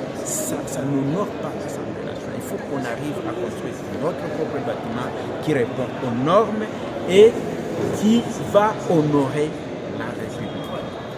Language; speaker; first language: French; non-native, local second language; Swahili